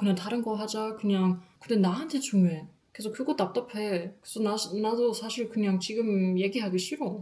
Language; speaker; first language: Korean; non-native, fluent; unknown